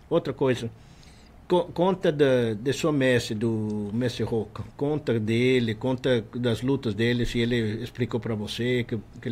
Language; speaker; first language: Portuguese; non-native, learner; Spanish